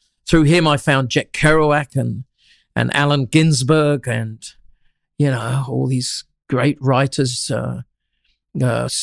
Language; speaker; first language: English; native; English